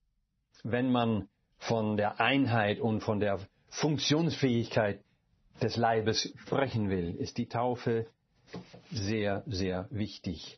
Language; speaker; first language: German; non-native, fluent; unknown